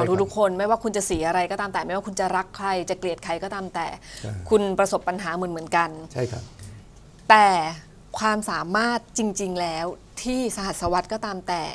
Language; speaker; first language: Thai; native; Thai